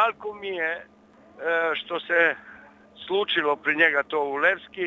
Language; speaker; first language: Bulgarian; non-native, learner; Serbian